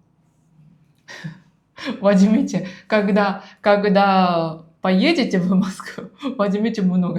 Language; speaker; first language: Russian; non-native, learner; Japanese